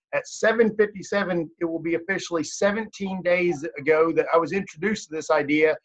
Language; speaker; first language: English; native; English